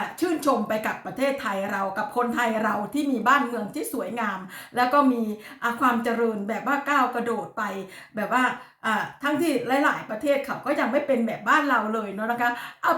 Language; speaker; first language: Thai; non-native, local second language; Lao